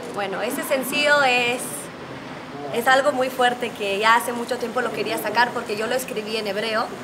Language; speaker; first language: Spanish; non-native, fluent; Hebrew